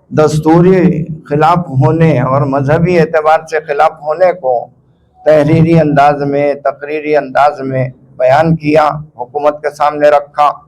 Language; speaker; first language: Urdu; native; Urdu